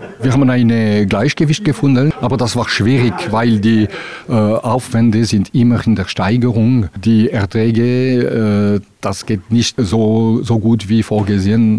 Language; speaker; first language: German; non-native, local second language; French